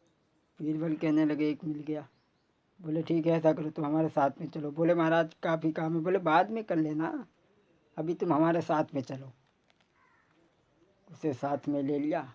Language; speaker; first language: Hindi; native; Hindi